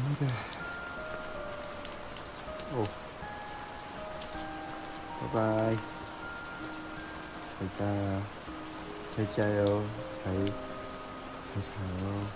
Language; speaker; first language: Korean; non-native, learner; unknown